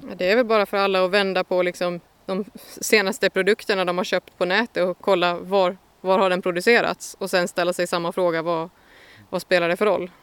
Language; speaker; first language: Swedish; native; Swedish